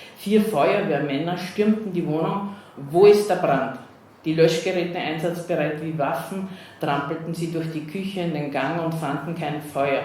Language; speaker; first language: German; native; German